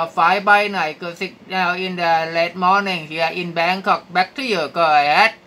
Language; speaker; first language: English; non-native, learner; Thai